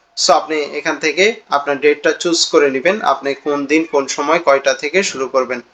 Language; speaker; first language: Bangla; native; Bangla